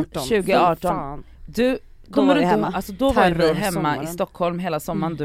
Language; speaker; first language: Swedish; native; Swedish